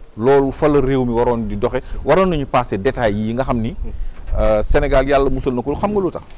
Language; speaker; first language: Wolof; non-native, local second language; Fula